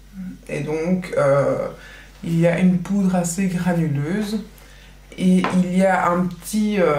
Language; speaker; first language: French; native; French